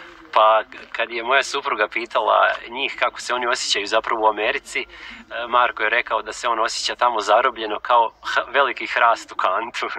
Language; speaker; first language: Croatian; native; Croatian